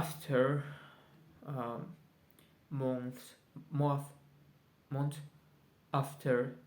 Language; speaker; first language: English; non-native, learner; Spanish